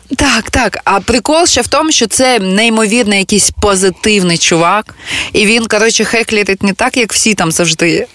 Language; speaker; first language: Ukrainian; non-native, local second language; Russian